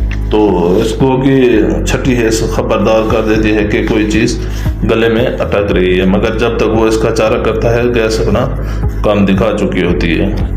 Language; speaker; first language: Urdu; native; Urdu